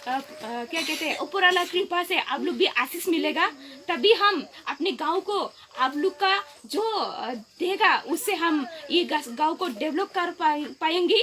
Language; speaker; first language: Hindi; non-native, local second language; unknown